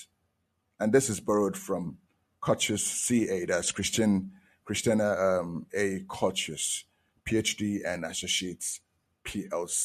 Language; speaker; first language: English; non-native, local second language; Igbo